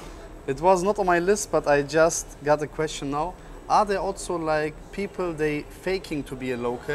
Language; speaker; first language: English; non-native, learner; German